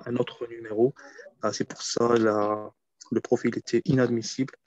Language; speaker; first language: French; non-native, fluent; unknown